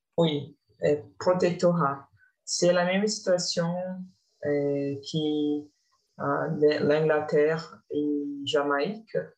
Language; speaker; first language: French; non-native, learner; Portuguese